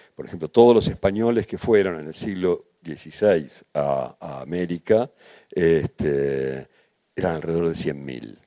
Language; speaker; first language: Spanish; native; Spanish